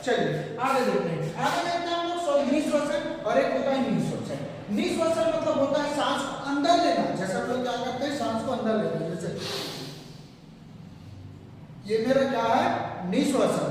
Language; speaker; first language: Hindi; non-native, local second language; Chhattisgarhi